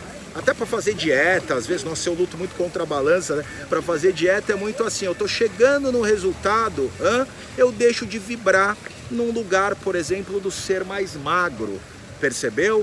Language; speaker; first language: Portuguese; native; Portuguese